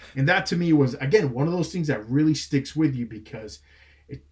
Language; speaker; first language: English; non-native, fluent; Spanish